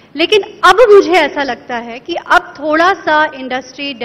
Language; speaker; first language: Hindi; native; Hindi